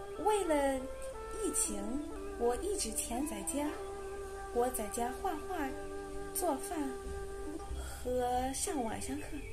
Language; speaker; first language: Chinese; non-native, learner; English